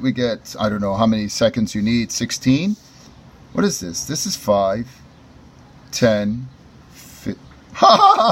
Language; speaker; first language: English; native; English